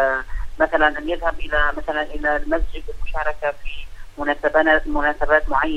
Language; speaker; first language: Arabic; native; Arabic